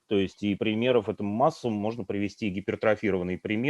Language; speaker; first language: Russian; native; Russian